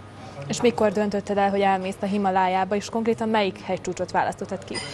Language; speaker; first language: Hungarian; native; Hungarian